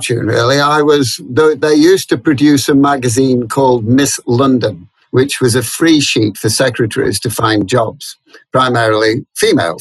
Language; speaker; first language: English; native; English